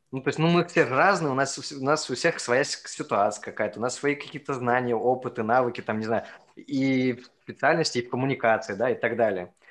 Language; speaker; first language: Russian; native; Russian